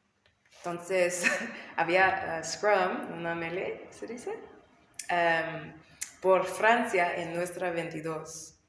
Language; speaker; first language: Spanish; non-native, learner; English